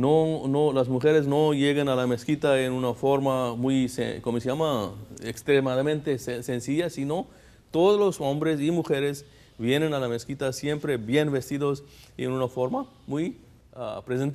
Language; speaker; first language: Spanish; non-native, fluent; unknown